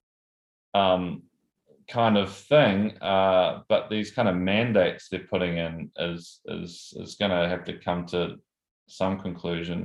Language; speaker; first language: English; native; English